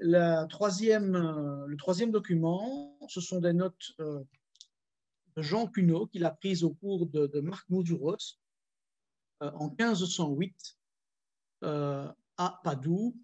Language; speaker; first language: French; native; French